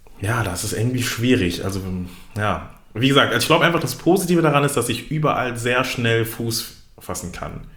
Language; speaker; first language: German; early bilingual, other home language; Lingala